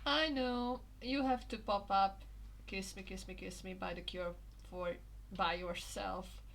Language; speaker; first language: English; non-native, fluent; Hungarian